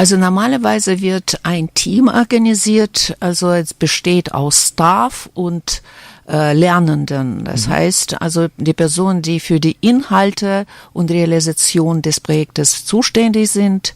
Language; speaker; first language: German; non-native, fluent; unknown